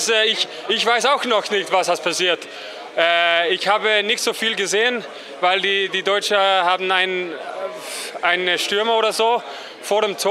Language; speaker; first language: German; non-native, learner; Danish